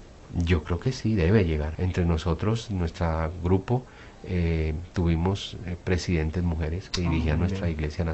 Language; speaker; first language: Spanish; native; Spanish